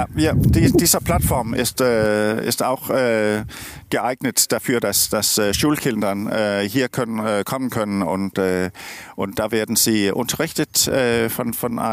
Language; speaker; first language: German; non-native, learner; Danish